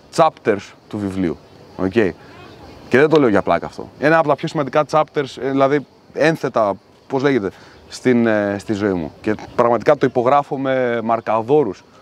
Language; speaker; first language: Greek; native; Greek